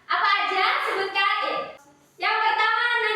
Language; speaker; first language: Indonesian; native; Indonesian